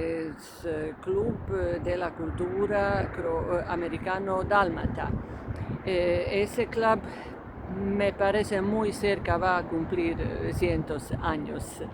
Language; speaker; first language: Spanish; non-native, fluent; Croatian